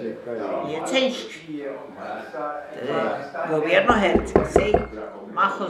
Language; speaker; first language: German; early bilingual, heritage; German